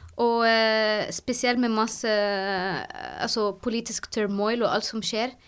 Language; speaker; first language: Norwegian; non-native, fluent; Arabic